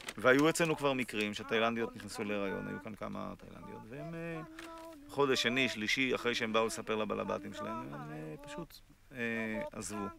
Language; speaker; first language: Hebrew; native; Hebrew